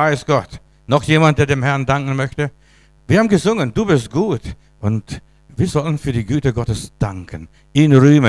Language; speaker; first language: German; native; German